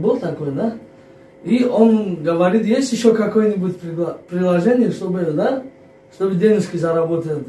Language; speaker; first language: Russian; non-native, fluent; Tajik